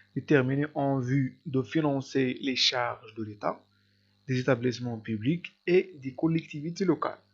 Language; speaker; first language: French; non-native, local second language; Arabic